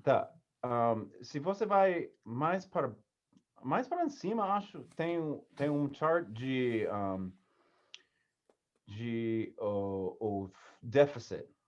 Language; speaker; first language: Portuguese; non-native, learner; English